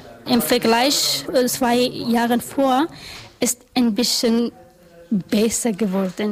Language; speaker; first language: German; non-native, learner; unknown